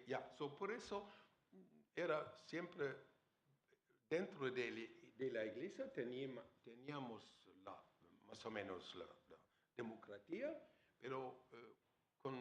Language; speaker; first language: Spanish; non-native, fluent; German